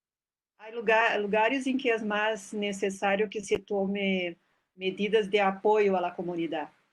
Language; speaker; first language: Spanish; non-native, fluent; Portuguese